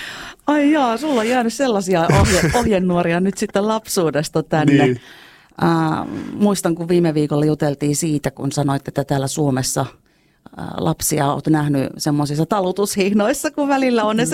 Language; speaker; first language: Finnish; native; Finnish